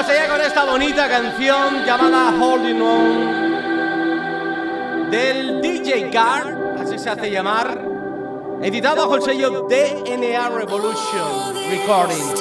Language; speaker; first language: Spanish; native; Spanish